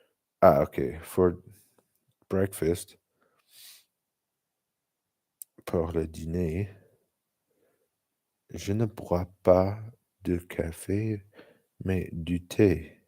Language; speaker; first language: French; non-native, learner; English